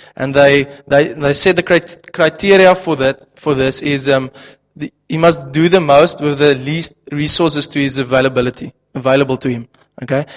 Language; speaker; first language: English; non-native, local second language; Afrikaans